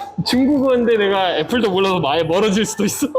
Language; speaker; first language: Korean; native; Korean